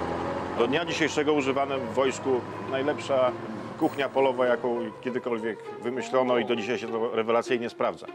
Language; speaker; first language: Polish; native; Polish